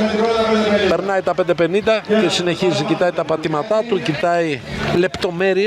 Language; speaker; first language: Greek; native; Greek